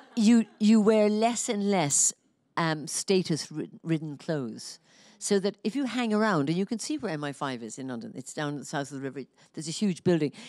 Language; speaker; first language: English; native; English